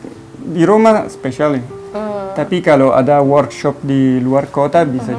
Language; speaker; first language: Indonesian; non-native, learner; Italian